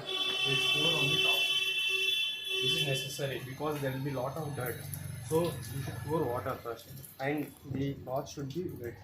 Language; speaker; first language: English; non-native, local second language; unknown